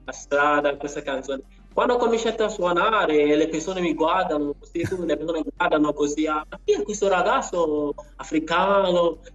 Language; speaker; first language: Italian; non-native, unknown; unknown